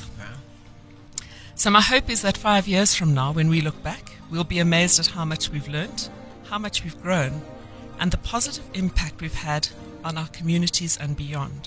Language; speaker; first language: English; native; English